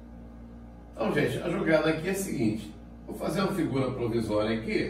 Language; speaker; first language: Portuguese; native; Portuguese